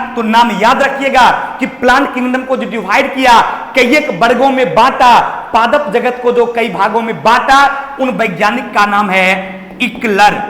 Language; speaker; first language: Hindi; native; Hindi